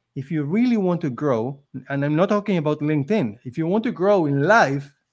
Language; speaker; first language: English; non-native, fluent; Spanish